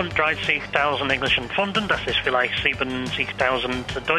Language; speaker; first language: German; non-native, learner; English